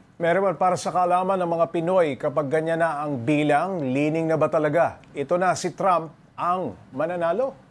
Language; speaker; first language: Filipino; native; Filipino